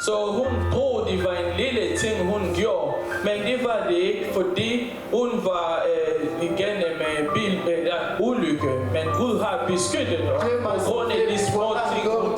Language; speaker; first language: Danish; non-native, fluent; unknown